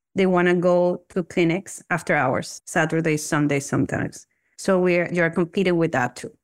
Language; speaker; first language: English; non-native, fluent; Spanish